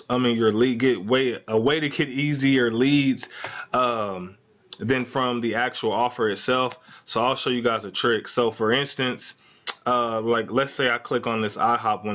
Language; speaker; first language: English; native; English